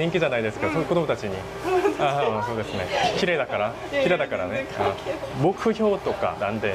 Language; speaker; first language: Japanese; non-native, learner; Korean